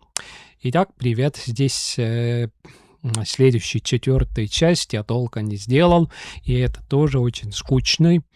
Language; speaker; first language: Russian; non-native, local second language; Estonian